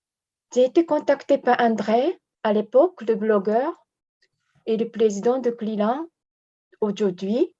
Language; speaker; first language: French; non-native, fluent; Japanese